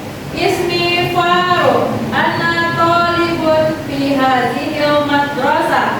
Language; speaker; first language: Arabic; non-native, learner; Indonesian